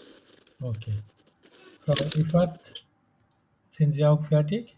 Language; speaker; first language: German; non-native, fluent; Bangla